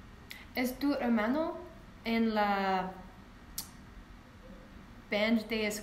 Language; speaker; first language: Spanish; non-native, learner; English